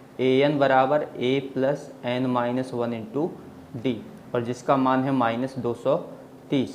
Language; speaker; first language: Hindi; native; Hindi